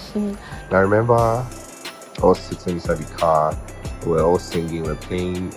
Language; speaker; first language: English; non-native, local second language; Yoruba